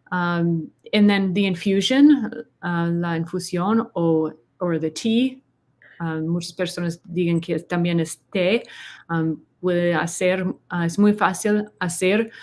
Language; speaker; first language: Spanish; non-native, learner; English